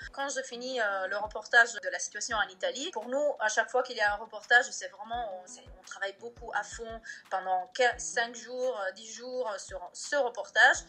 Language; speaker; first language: French; non-native, fluent; Italian